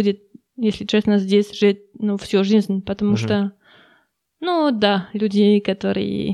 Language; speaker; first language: Russian; non-native, learner; French